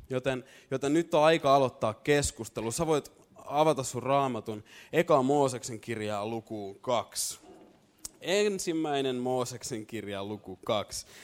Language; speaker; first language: Finnish; native; Finnish